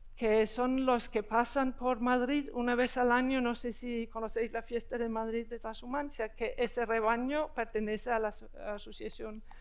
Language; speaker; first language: Spanish; non-native, fluent; Danish